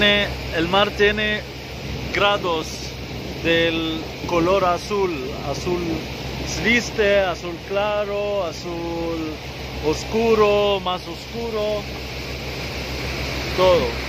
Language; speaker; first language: Spanish; non-native, fluent; Arabic